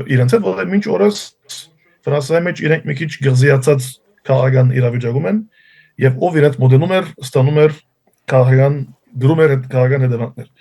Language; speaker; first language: Armenian; early bilingual, heritage; Armenian